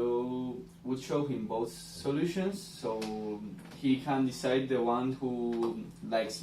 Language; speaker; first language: English; non-native, learner; Spanish